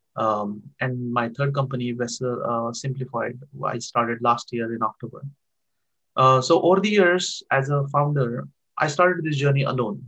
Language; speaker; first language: English; non-native, local second language; Marathi